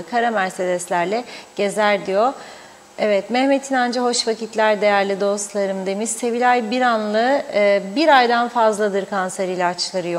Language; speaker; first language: Turkish; native; Turkish